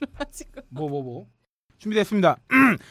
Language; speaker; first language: Korean; native; Korean